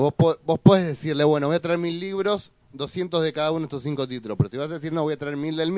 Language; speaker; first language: Spanish; native; Spanish